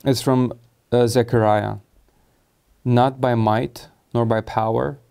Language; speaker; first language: English; non-native, fluent; Romanian